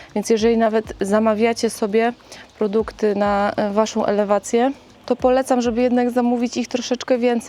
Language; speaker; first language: Polish; native; Polish